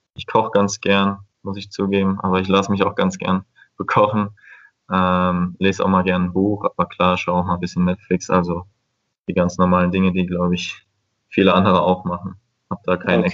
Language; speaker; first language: German; native; German